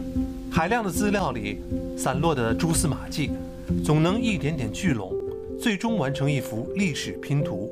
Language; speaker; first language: Chinese; native; Chinese